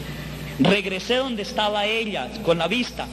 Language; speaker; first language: Spanish; native; Spanish